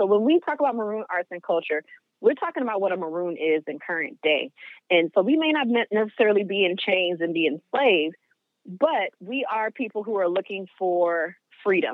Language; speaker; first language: English; native; English